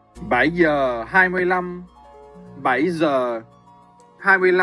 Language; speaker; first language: Vietnamese; non-native, fluent; French